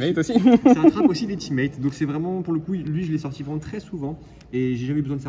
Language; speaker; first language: French; native; French